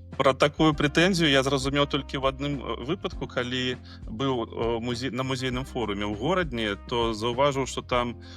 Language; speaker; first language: Belarusian; native; Belarusian